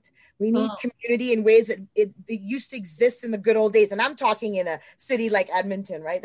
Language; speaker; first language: English; native; English